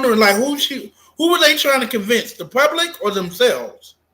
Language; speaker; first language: English; native; English